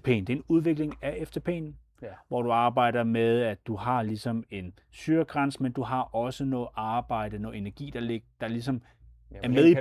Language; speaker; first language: Danish; native; Danish